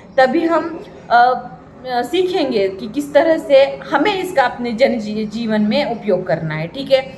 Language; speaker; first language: Hindi; non-native, local second language; Marathi